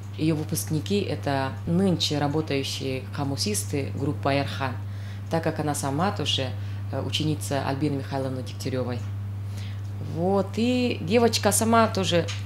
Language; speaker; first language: Russian; non-native, local second language; Yakut